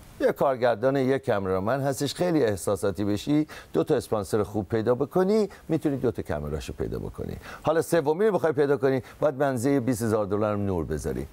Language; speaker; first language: Persian; native; Persian